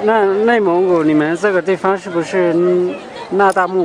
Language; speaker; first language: Chinese; non-native, learner; Hmong